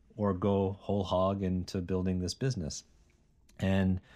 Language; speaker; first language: English; native; English